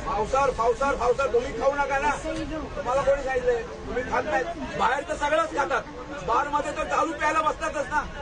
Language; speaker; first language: Marathi; native; Marathi